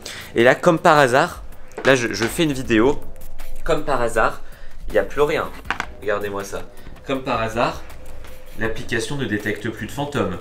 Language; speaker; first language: French; native; French